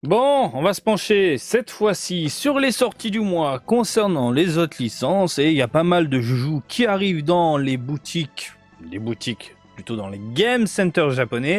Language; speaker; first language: French; native; French